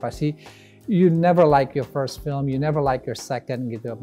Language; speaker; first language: English; early bilingual, other home language; Indonesian